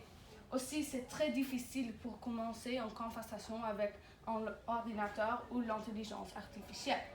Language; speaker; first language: French; non-native, learner; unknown